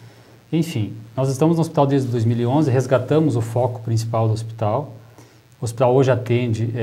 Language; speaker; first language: Portuguese; native; Portuguese